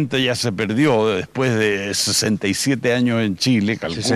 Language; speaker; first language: Spanish; native; Spanish